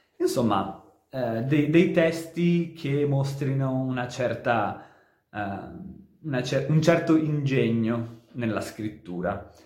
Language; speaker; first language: Italian; native; Italian